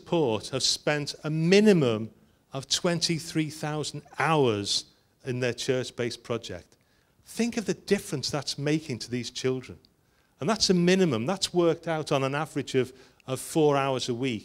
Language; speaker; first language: English; native; English